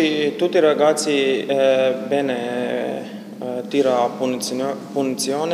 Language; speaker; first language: Italian; non-native, learner; Croatian